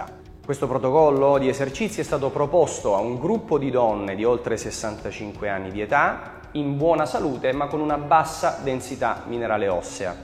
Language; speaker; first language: Italian; native; Italian